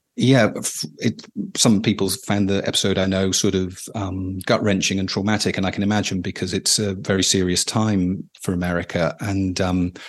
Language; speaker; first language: English; native; English